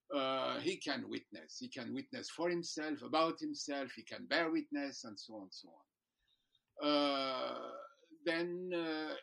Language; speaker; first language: English; non-native, fluent; French